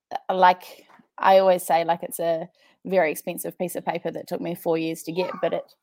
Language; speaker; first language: English; native; English